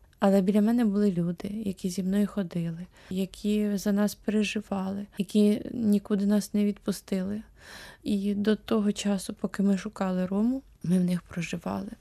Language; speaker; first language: Ukrainian; native; Ukrainian